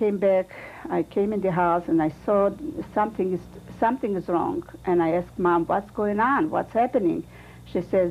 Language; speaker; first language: English; non-native, fluent; Russian